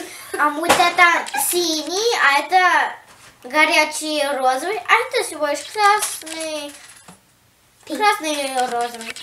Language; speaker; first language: Russian; early bilingual, heritage; Russian